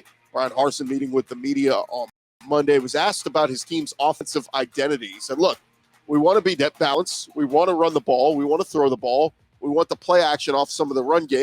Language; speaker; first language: English; native; English